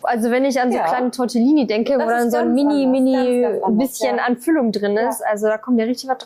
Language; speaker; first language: German; native; German